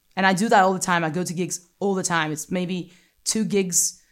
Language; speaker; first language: English; non-native, fluent; Greek